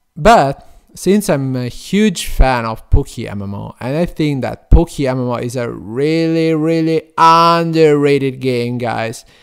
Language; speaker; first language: English; non-native, fluent; Italian